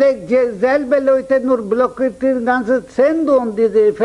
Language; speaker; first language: German; non-native, learner; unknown